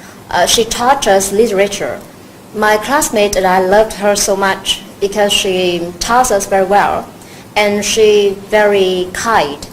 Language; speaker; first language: English; non-native, learner; Vietnamese